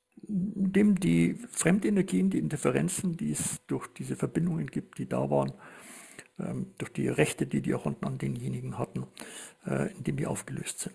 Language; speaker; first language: German; native; German